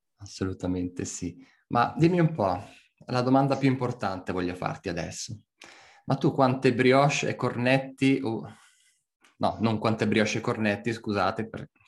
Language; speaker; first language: Italian; native; Italian